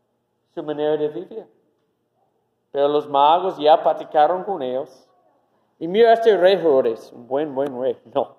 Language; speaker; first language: Spanish; non-native, fluent; English